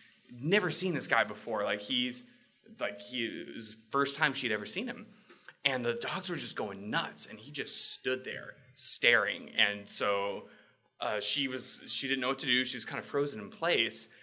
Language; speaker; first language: English; native; English